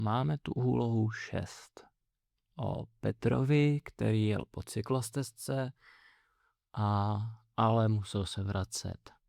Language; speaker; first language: Czech; native; Czech